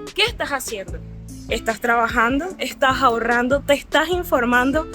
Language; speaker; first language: Spanish; native; Spanish